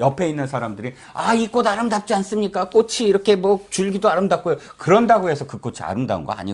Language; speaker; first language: Korean; native; Korean